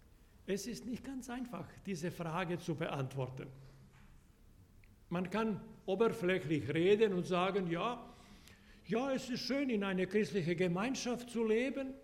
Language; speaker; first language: German; non-native, fluent; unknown